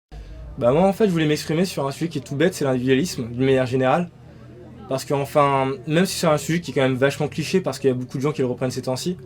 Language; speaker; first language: French; native; French